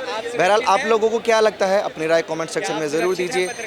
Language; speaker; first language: Hindi; native; Hindi